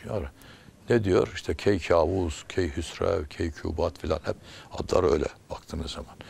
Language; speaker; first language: Turkish; native; Turkish